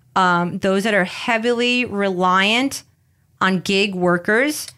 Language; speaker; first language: English; early bilingual, other home language; Spanish